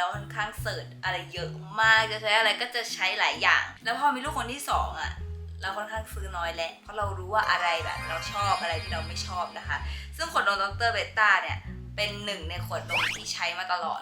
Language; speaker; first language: Thai; native; Thai